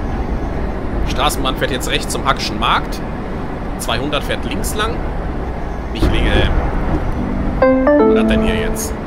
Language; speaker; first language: German; native; German